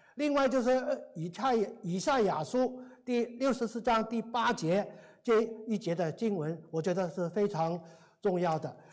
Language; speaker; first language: Chinese; non-native, local second language; Cantonese